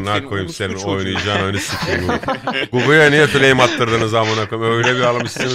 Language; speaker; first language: Turkish; native; Turkish